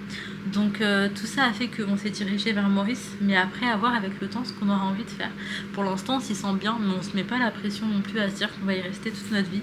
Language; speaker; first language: French; native; French